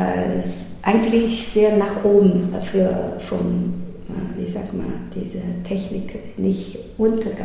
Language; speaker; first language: German; non-native, learner; Chinese